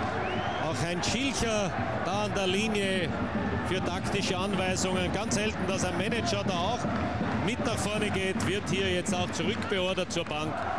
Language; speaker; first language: German; native; German